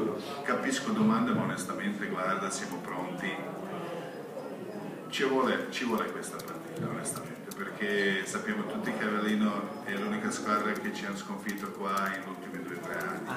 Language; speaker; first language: Italian; non-native, fluent; Croatian